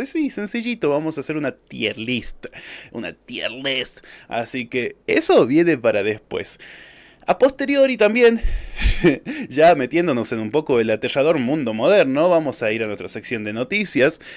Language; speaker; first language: Spanish; native; Spanish